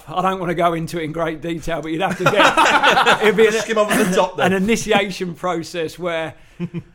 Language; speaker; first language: English; native; English